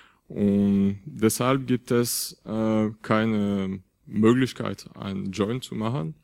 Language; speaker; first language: German; non-native, fluent; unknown